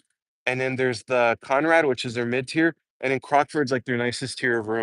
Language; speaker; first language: English; native; English